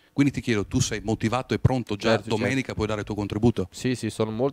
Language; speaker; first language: Italian; native; Italian